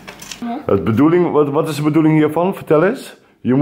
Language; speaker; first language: Dutch; native; Dutch